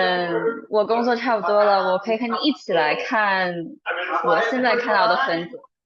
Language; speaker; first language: Chinese; early bilingual, heritage; Chinese